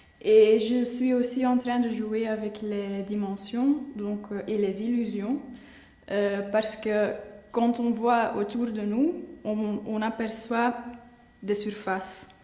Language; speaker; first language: French; non-native, local second language; Dutch